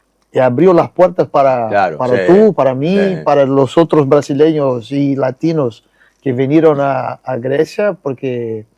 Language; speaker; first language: Spanish; non-native, fluent; Portuguese